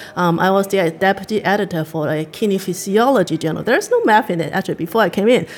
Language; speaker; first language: English; non-native, local second language; Cantonese